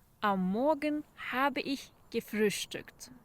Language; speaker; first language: German; non-native, fluent; Turkish